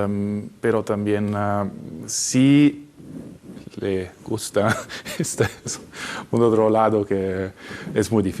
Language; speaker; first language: Spanish; non-native, fluent; Italian